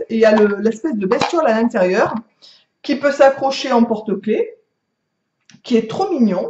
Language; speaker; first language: French; native; French